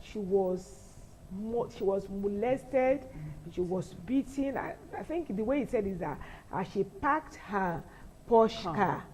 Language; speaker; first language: English; non-native, local second language; Yoruba